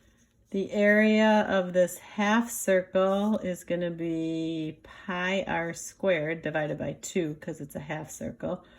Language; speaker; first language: English; native; English